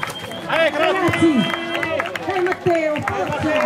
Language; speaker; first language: Italian; native; Italian